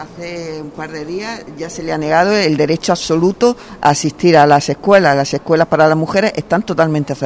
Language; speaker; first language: Spanish; native; Spanish